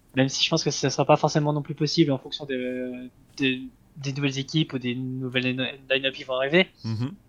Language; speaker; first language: French; native; French